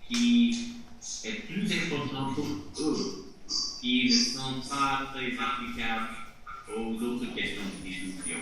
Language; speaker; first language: French; non-native, fluent; English